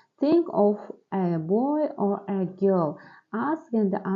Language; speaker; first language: English; non-native, learner; Kazakh